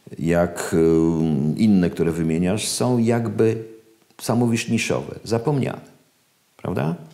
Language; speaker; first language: Polish; native; Polish